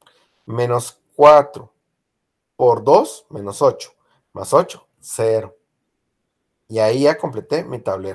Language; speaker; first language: Spanish; native; Spanish